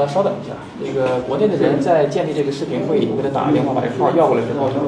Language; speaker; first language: Chinese; native; Chinese